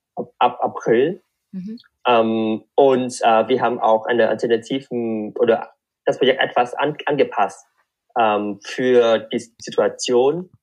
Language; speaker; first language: German; non-native, fluent; Vietnamese